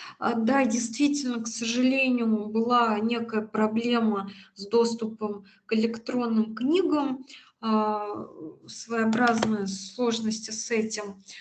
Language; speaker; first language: Russian; native; Russian